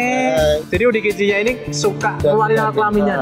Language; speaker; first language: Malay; non-native, local second language; Javanese